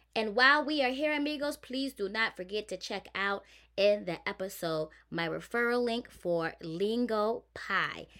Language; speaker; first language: English; native; English